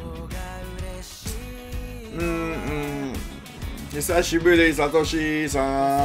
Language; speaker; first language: Japanese; non-native, learner; English